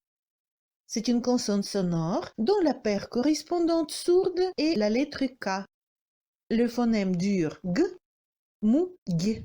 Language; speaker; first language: French; non-native, fluent; Russian